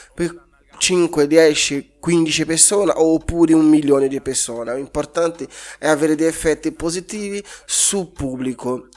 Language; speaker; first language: Italian; non-native, fluent; Portuguese